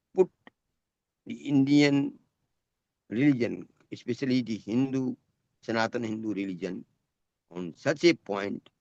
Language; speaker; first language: English; non-native, local second language; Hindi